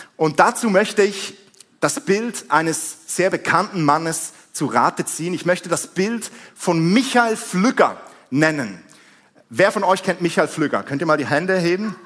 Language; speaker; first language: German; native; German